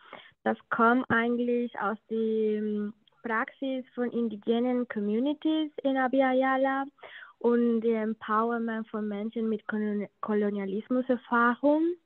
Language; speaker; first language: German; non-native, learner; Spanish